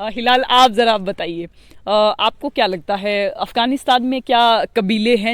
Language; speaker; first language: Hindi; native; Hindi